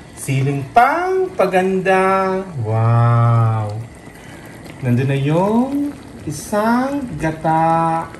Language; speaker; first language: Filipino; non-native, local second language; Bikol